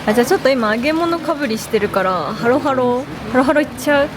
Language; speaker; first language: Japanese; native; Japanese